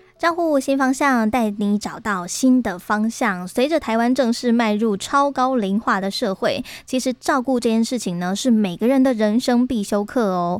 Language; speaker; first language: Chinese; native; Chinese